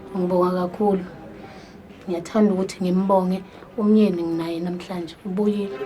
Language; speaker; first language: Zulu; native; Zulu